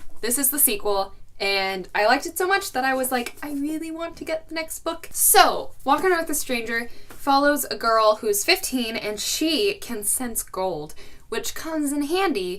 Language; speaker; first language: English; native; English